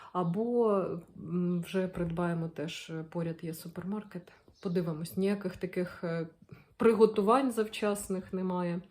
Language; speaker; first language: Ukrainian; non-native, local second language; Russian